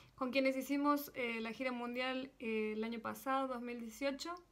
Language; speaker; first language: Spanish; native; Spanish